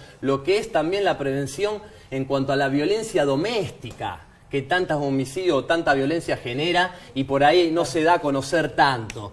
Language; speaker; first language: Spanish; native; Spanish